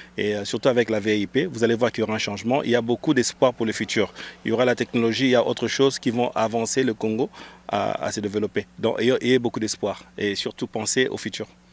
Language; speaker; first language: French; non-native, local second language; Lingala